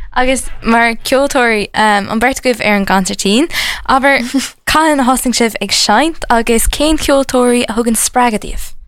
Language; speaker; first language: Irish; non-native, local second language; English